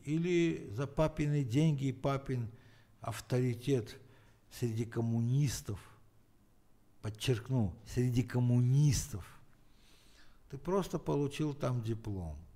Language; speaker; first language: Russian; non-native, fluent; Armenian